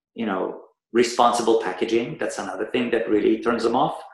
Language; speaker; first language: English; early bilingual, other home language; Persian